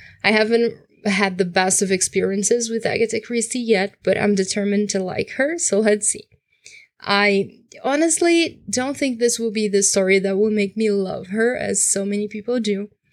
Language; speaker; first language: English; non-native, fluent; Portuguese